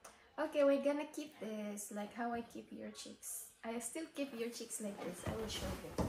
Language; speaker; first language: English; non-native, local second language; Filipino